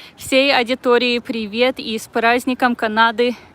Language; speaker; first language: Russian; early bilingual, heritage; Russian